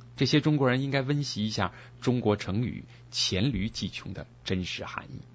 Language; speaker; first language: Chinese; native; Chinese